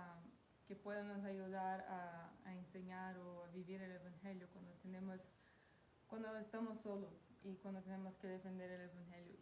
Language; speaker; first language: Spanish; non-native, fluent; Portuguese